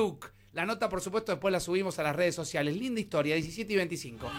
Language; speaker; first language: Spanish; native; Spanish